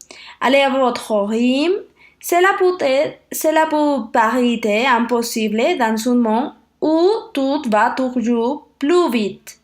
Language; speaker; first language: French; non-native, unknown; Spanish